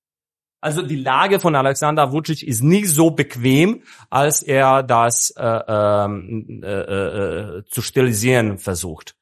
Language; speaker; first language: German; non-native, fluent; Serbian